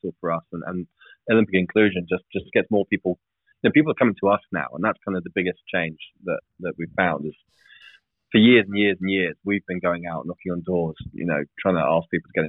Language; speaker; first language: English; native; English